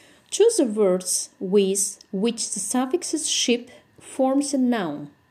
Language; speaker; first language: English; non-native, fluent; Azerbaijani